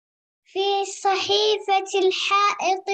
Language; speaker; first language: Arabic; native; Arabic